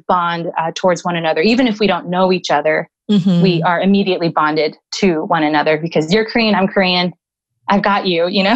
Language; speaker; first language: English; native; English